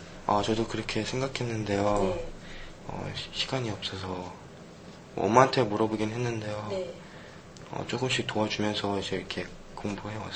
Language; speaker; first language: Korean; early bilingual, heritage; Korean